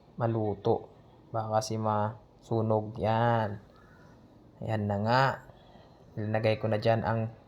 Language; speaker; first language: Filipino; non-native, local second language; Iloko